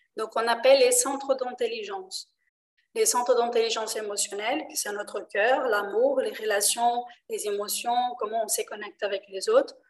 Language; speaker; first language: French; non-native, fluent; Portuguese